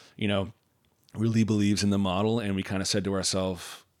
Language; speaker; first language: English; native; English